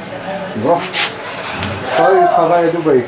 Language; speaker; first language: French; non-native, learner; Arabic